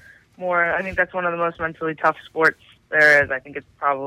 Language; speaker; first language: English; native; English